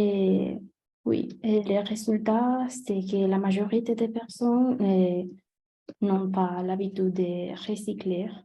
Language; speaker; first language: French; non-native, learner; Spanish